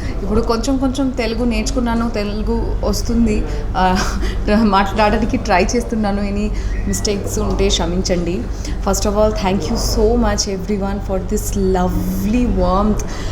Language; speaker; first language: Telugu; non-native, local second language; Bangla